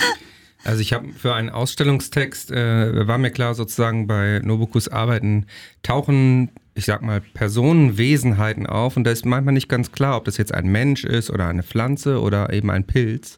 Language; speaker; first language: German; native; German